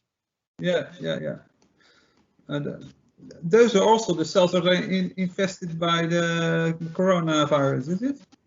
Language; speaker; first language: English; non-native, fluent; Dutch